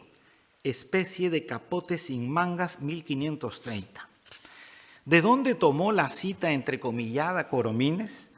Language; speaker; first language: Spanish; native; Spanish